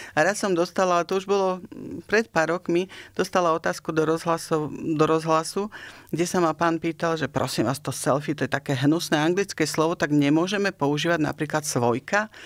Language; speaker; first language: Slovak; native; Slovak